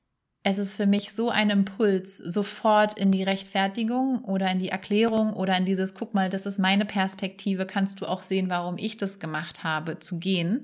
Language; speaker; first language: German; native; German